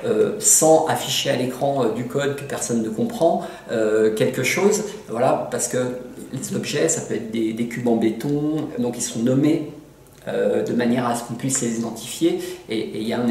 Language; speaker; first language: French; native; French